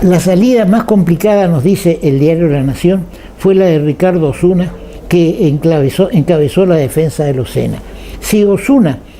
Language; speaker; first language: Spanish; native; Spanish